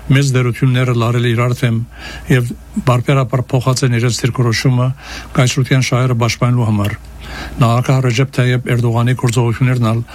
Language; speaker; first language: Armenian; early bilingual, heritage; Armenian